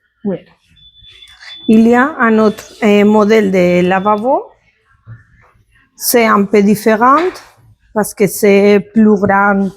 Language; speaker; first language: French; non-native, fluent; Spanish